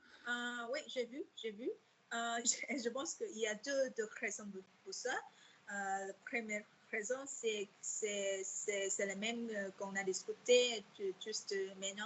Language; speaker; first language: French; non-native, fluent; Vietnamese